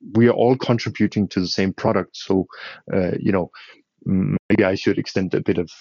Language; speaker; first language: English; non-native, fluent; Danish